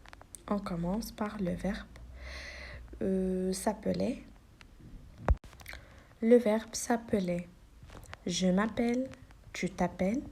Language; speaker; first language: French; non-native, local second language; Arabic